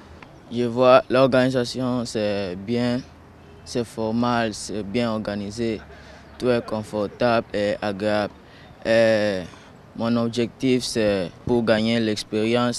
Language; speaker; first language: French; non-native, fluent; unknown